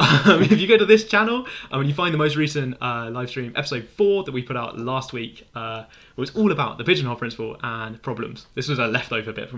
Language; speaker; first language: English; native; English